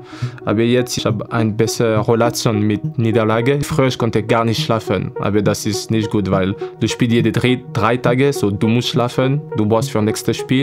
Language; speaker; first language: German; non-native, fluent; French